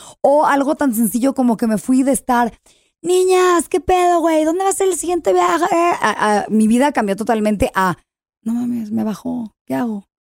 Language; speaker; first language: Spanish; early bilingual, heritage; English